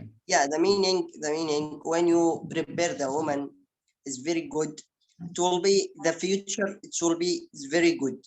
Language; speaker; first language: English; non-native, learner; Arabic